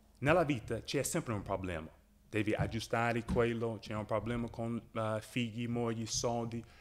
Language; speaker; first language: Italian; non-native, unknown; English